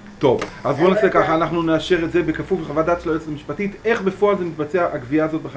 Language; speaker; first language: Hebrew; native; Hebrew